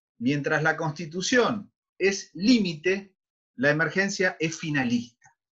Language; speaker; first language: Spanish; native; Spanish